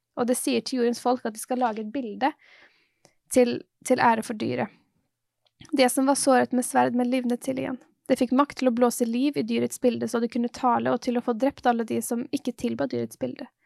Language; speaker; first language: Norwegian; native; Norwegian